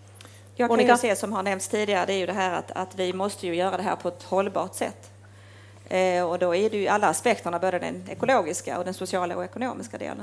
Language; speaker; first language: Swedish; native; Swedish